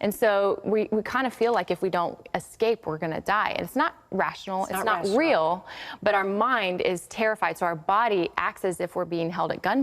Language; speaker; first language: English; native; English